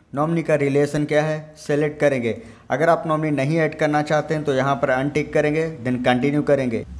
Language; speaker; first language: Hindi; native; Hindi